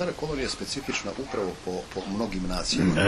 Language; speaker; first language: Croatian; native; Croatian